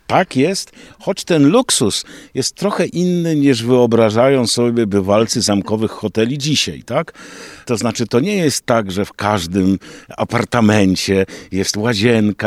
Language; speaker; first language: Polish; native; Polish